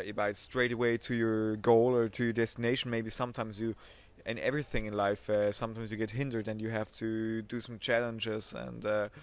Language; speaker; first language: English; non-native, fluent; Swiss German